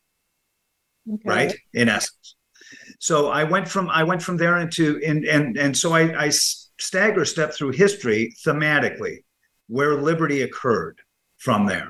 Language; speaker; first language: English; native; English